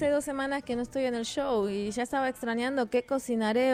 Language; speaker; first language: Spanish; native; Spanish